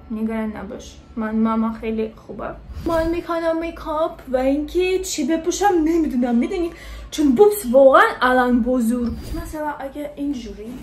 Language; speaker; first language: Persian; non-native, learner; Turkish